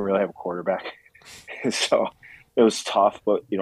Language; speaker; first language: English; native; English